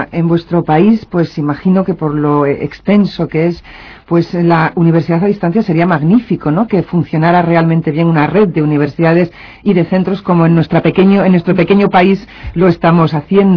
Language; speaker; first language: Spanish; native; Spanish